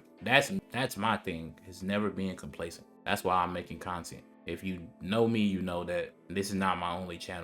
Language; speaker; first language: English; native; English